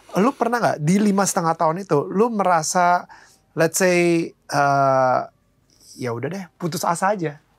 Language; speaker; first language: Indonesian; native; Indonesian